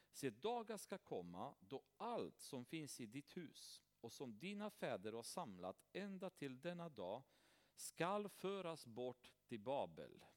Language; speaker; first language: Swedish; non-native, fluent; Romanian